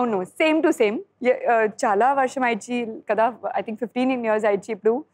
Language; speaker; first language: Telugu; non-native, learner; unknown